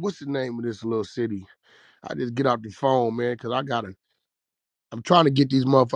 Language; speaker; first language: English; native; English